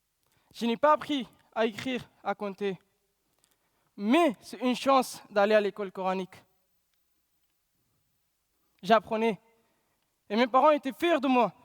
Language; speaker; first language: French; non-native, learner; Pashto